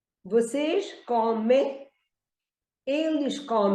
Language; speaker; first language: Portuguese; non-native, fluent; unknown